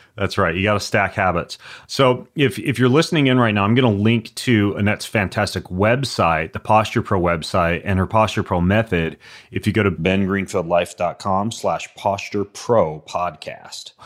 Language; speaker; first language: English; native; English